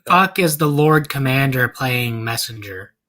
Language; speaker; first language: English; native; English